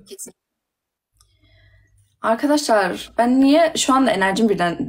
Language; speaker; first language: Turkish; early bilingual, heritage; Turkish